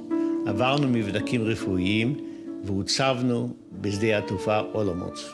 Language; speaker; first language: Hebrew; non-native, fluent; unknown